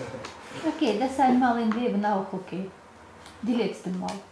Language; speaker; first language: German; non-native, learner; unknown